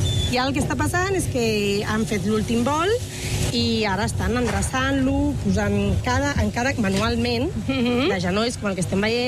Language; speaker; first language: Catalan; native; Catalan